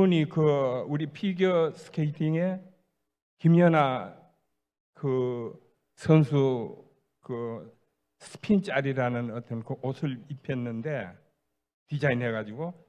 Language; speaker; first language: Korean; native; Korean